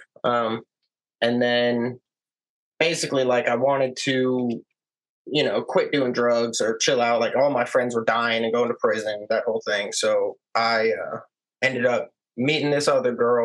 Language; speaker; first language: English; native; English